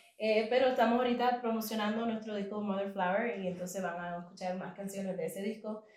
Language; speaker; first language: Spanish; native; Spanish